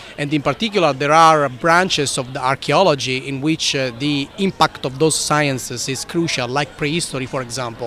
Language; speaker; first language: English; non-native, fluent; Italian